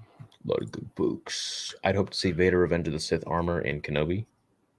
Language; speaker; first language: English; native; English